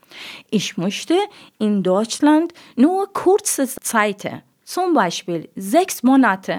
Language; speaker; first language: German; non-native, learner; Persian